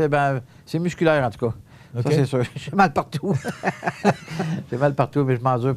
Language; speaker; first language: French; native; French